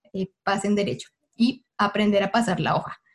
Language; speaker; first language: Spanish; native; Spanish